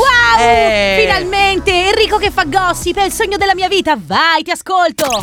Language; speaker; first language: Italian; native; Italian